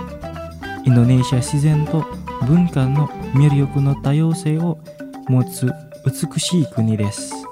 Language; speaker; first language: Japanese; non-native, fluent; Indonesian